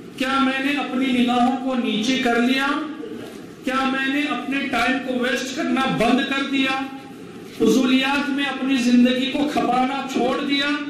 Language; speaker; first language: Urdu; native; Urdu